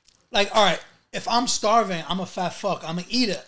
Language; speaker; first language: English; early bilingual, other home language; Italian